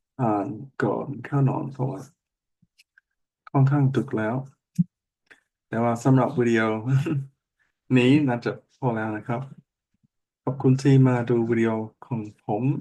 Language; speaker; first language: Thai; non-native, learner; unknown